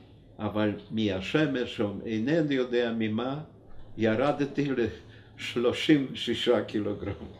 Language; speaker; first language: Hebrew; non-native, fluent; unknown